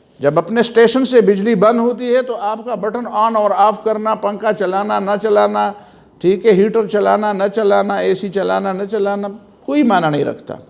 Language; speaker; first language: Urdu; non-native, local second language; Pashto